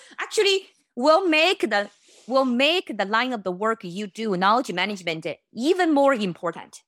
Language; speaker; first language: English; non-native, fluent; Chinese